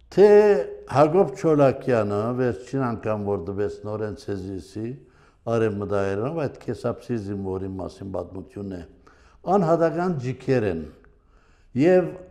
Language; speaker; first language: Armenian; early bilingual, heritage; Armenian